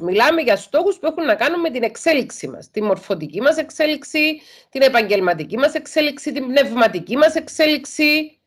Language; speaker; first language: Greek; native; Greek